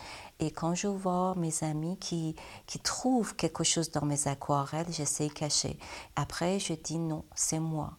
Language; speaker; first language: French; non-native, learner; Persian